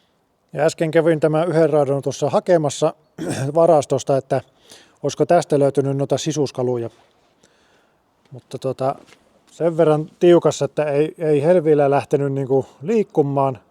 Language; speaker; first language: Finnish; native; Finnish